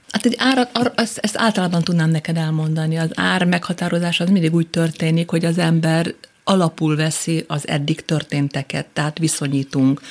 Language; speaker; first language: Hungarian; native; Hungarian